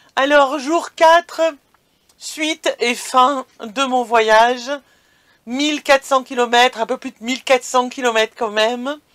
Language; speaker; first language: French; native; French